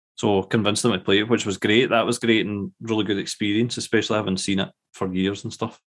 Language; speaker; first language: English; native; English